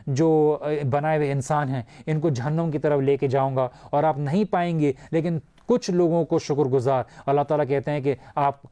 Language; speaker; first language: Urdu; native; Urdu